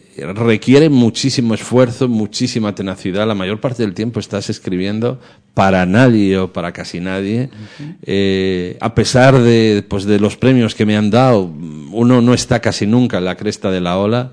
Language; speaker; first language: Spanish; native; Spanish